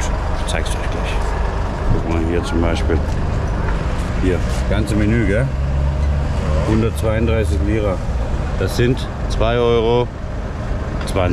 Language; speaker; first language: German; native; German